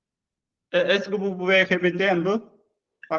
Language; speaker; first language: French; non-native, learner; Chinese